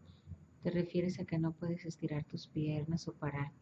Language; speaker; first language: Spanish; native; Spanish